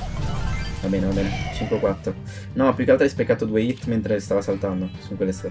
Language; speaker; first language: Italian; native; Italian